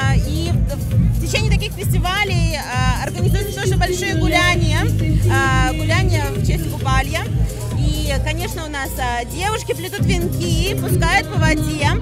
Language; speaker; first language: Russian; native; Russian